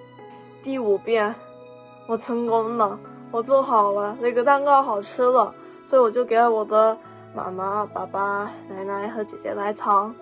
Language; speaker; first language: Chinese; early bilingual, heritage; Chinese